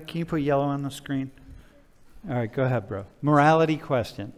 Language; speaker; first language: English; native; English